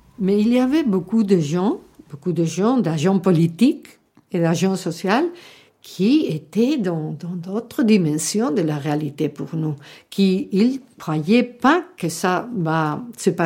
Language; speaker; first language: French; non-native, fluent; Spanish